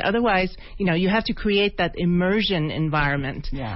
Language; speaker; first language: English; non-native, fluent; Swedish